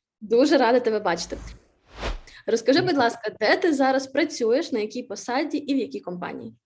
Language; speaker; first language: Ukrainian; native; Ukrainian